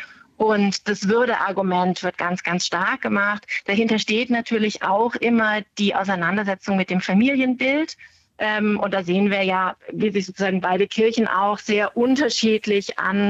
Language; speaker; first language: German; native; German